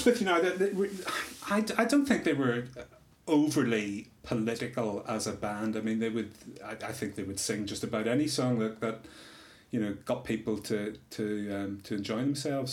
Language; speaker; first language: English; native; English